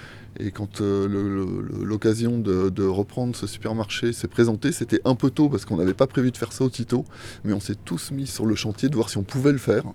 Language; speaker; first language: French; native; French